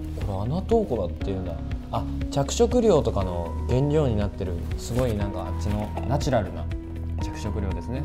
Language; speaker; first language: Japanese; native; Japanese